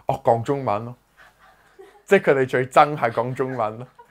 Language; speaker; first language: Chinese; non-native, fluent; English